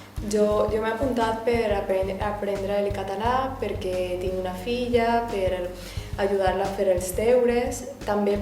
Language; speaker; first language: Catalan; non-native, learner; Spanish